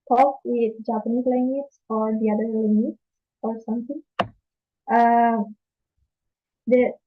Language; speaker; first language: English; non-native, learner; Indonesian